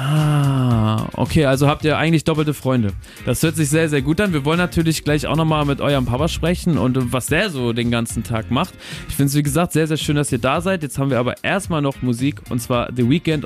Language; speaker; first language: German; native; German